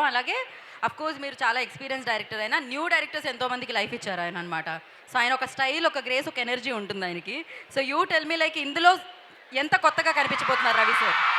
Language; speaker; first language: Telugu; native; Telugu